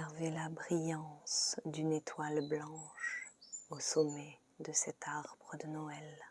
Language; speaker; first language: French; native; French